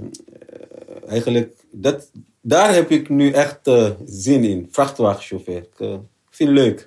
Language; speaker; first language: Dutch; non-native, learner; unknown